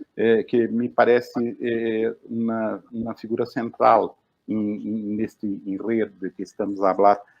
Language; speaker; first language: Spanish; non-native, learner; Portuguese